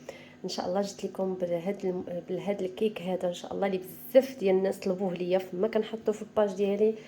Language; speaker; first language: Arabic; native; Arabic